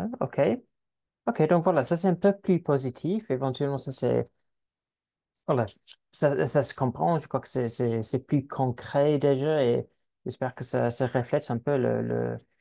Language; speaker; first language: French; non-native, fluent; English